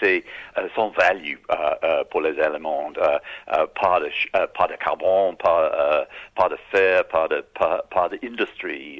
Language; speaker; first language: French; non-native, learner; English